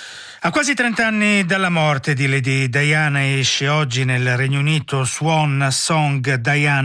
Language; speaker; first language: Italian; native; Italian